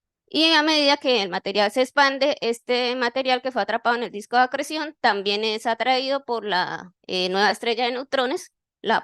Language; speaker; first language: Spanish; native; Spanish